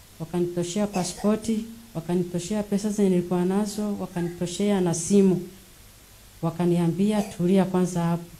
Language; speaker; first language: Swahili; non-native, local second language; Rundi